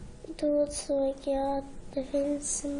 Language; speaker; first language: Swedish; early bilingual, other home language; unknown